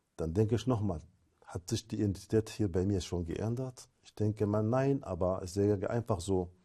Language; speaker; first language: German; non-native, fluent; Arabic